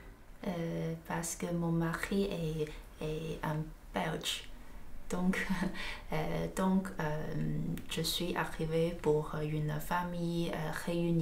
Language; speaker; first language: French; non-native, learner; Chinese